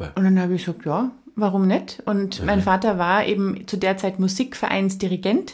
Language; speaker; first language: German; native; German